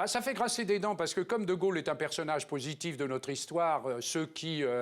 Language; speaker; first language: French; native; French